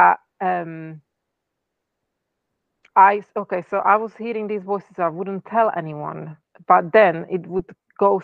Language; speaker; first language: English; non-native, fluent; Czech